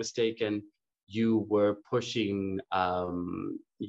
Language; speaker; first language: English; native; English